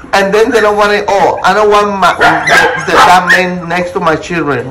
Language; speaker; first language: English; non-native, learner; Spanish